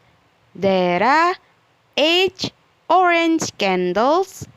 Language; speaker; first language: English; non-native, learner; Indonesian